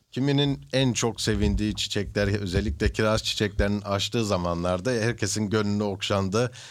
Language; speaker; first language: Turkish; early bilingual, heritage; Turkish